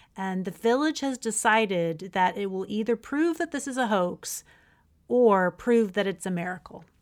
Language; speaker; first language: English; native; English